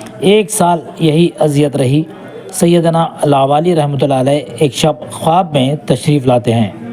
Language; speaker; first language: Urdu; native; Urdu